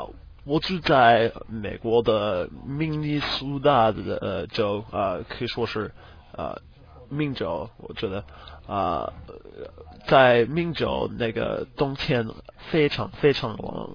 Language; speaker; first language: Chinese; non-native, learner; English